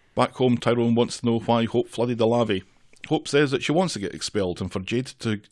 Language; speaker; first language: English; native; English